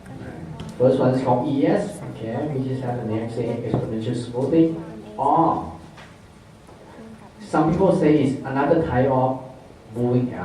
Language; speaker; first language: English; non-native, fluent; Thai